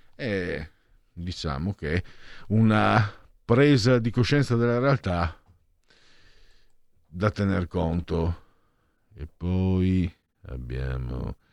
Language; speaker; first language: Italian; native; Italian